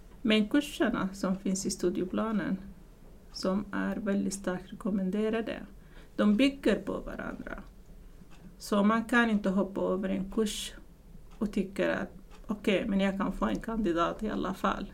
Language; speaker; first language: Swedish; non-native, fluent; Arabic